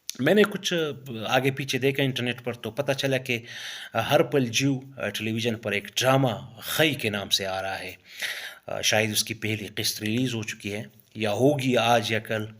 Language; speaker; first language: Urdu; non-native, local second language; Pashto